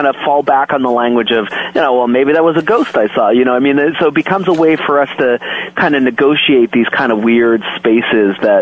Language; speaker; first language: English; native; English